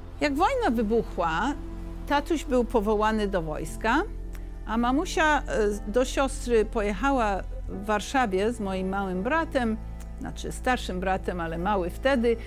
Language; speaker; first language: Polish; early bilingual, heritage; English